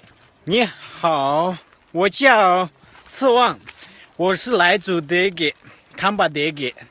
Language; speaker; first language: Chinese; non-native, learner; Tibetan